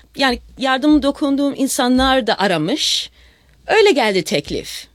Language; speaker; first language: Turkish; early bilingual, heritage; Turkish